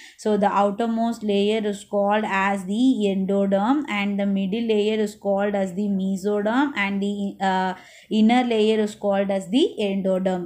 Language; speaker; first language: English; non-native, local second language; Tamil